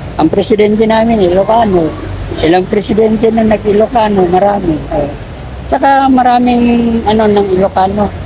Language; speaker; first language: Filipino; non-native, local second language; Iloko